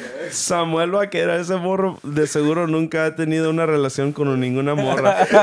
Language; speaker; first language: Spanish; early bilingual, heritage; Spanish